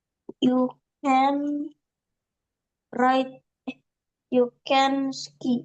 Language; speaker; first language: English; non-native, learner; Indonesian